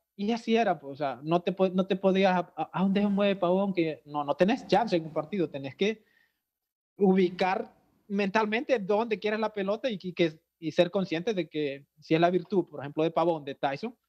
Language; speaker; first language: Spanish; native; Spanish